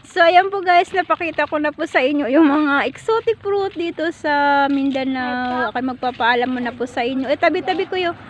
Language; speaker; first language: Filipino; non-native, local second language; Cebuano